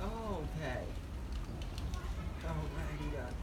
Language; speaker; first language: English; non-native, learner; Vietnamese